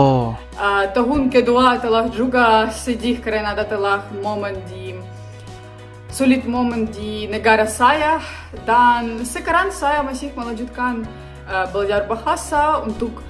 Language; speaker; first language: Indonesian; non-native, learner; Ukrainian